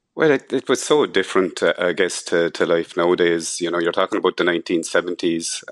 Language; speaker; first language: English; native; English